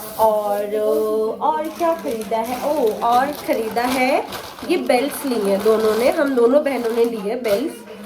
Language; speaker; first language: Hindi; non-native, local second language; Bangla